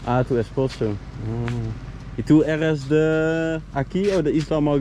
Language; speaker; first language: Spanish; non-native, learner; Dutch